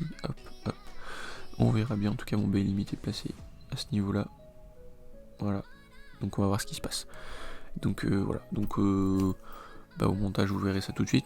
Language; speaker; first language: French; native; French